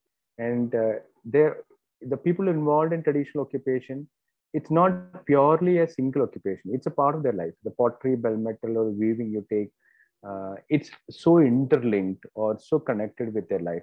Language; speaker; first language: English; non-native, local second language; Malayalam